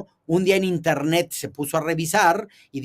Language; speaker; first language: Spanish; native; Spanish